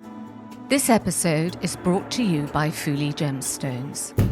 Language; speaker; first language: English; native; English